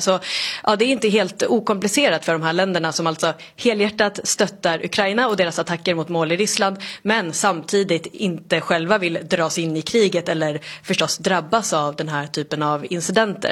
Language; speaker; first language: Swedish; native; Swedish